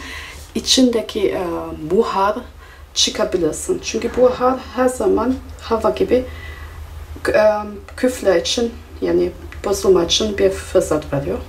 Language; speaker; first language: Turkish; non-native, fluent; German